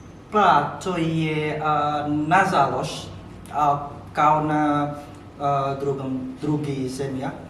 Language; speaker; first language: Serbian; non-native, learner; Indonesian